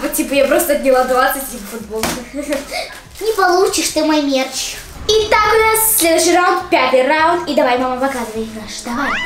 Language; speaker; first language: Russian; native; Russian